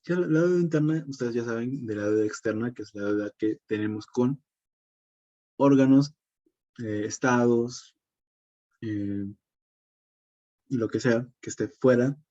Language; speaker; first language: Spanish; native; Spanish